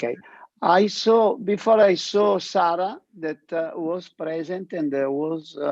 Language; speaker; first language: English; non-native, learner; Italian